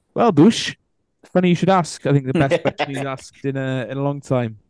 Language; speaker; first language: English; native; English